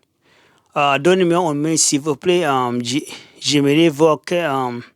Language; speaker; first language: French; non-native, learner; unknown